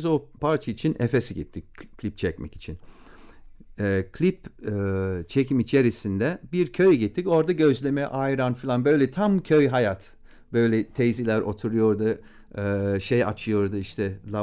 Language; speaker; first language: Turkish; non-native, fluent; English